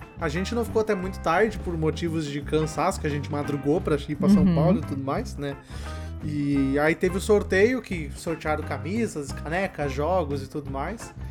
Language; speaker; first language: Portuguese; native; Portuguese